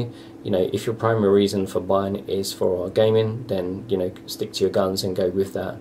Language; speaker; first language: English; native; English